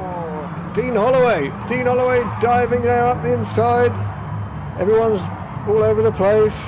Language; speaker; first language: English; native; English